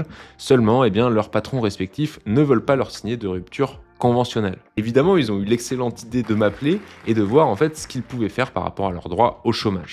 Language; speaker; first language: French; native; French